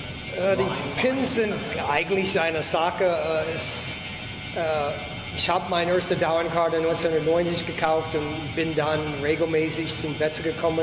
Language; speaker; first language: German; non-native, fluent; English